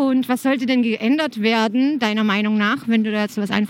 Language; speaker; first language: German; native; German